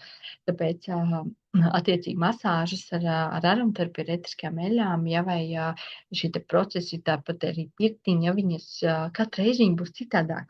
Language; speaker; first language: Latvian; native; Latvian